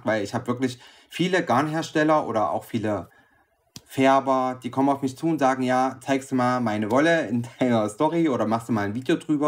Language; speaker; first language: German; native; German